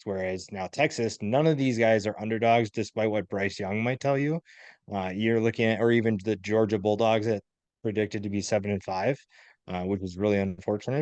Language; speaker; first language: English; native; English